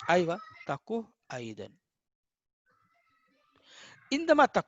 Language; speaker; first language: Arabic; non-native, fluent; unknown